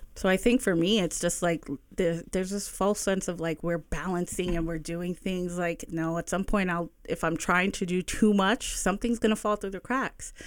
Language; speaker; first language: English; early bilingual, other home language; Spanish